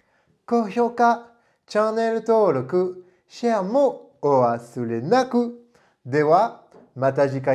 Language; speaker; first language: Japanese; non-native, fluent; French